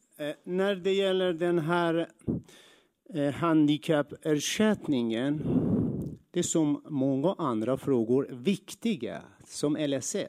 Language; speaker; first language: Swedish; non-native, learner; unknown